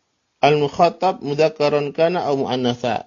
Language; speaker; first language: Arabic; non-native, fluent; Indonesian